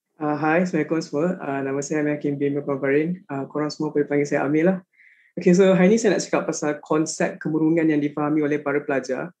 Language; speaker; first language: Malay; native; Malay